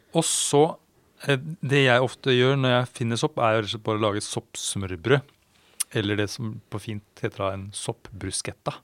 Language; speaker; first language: Norwegian; non-native, fluent; Swedish